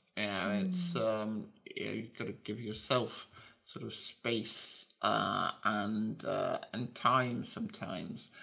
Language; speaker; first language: English; native; English